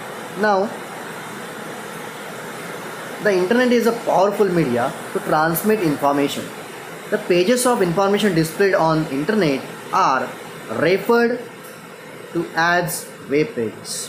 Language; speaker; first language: English; non-native, local second language; Marathi